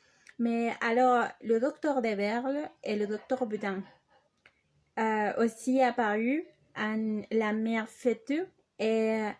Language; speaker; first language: French; non-native, learner; Spanish